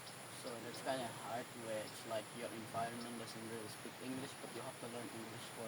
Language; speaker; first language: English; non-native, learner; Indonesian